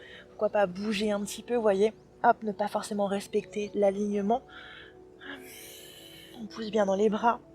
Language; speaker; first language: French; native; French